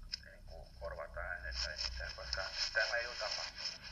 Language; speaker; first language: Finnish; non-native, fluent; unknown